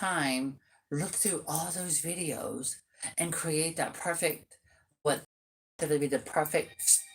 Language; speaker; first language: English; native; English